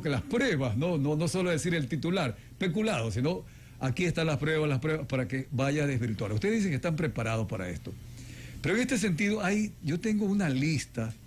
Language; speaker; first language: Spanish; native; Spanish